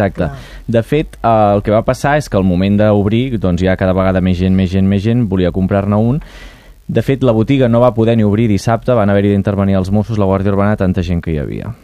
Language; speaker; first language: Catalan; native; Catalan